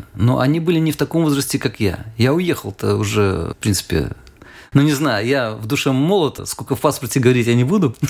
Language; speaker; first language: Russian; native; Russian